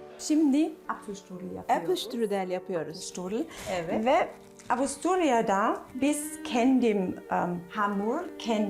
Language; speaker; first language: Turkish; non-native, learner; German